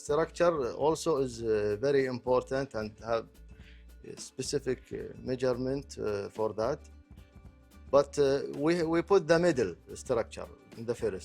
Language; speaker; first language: English; non-native, local second language; Arabic